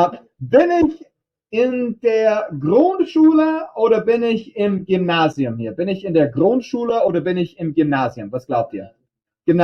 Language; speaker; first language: German; non-native, fluent; English